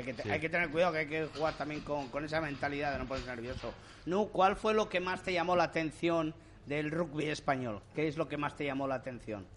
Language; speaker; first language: Spanish; native; Spanish